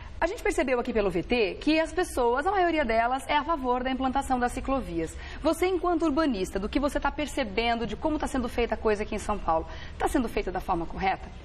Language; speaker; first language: Portuguese; native; Portuguese